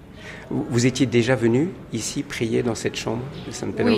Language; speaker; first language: French; native; French